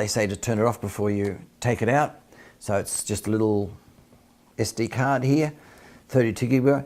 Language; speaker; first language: English; native; English